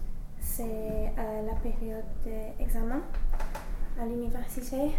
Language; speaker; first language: French; non-native, learner; English